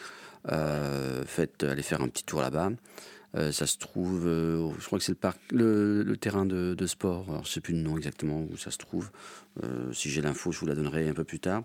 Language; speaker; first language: French; native; French